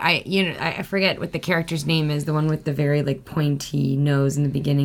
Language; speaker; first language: English; early bilingual, other home language; Spanish